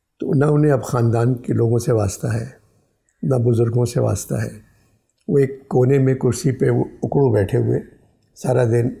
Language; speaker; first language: Urdu; native; Urdu